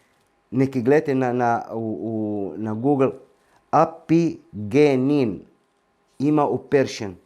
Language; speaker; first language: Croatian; non-native, fluent; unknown